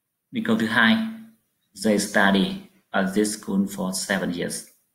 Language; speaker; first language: English; non-native, fluent; Vietnamese